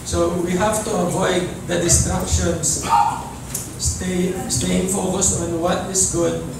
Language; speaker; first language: English; non-native, local second language; Filipino